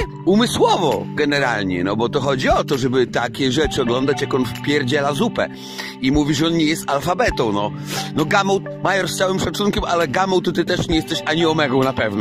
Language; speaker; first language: Polish; native; Polish